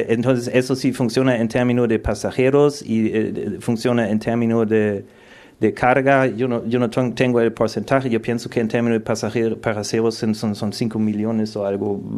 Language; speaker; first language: Spanish; non-native, fluent; German